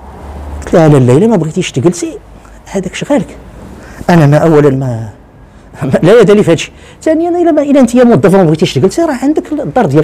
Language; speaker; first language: Arabic; native; Arabic